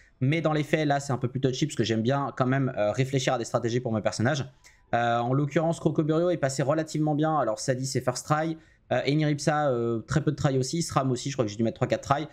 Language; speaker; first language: French; native; French